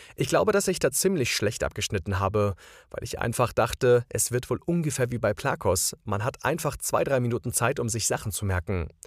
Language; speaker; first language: German; non-native, fluent; Croatian